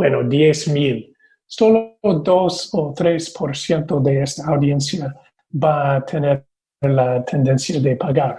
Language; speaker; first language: Spanish; non-native, fluent; English